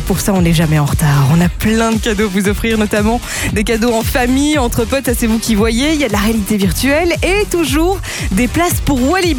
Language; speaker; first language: French; native; French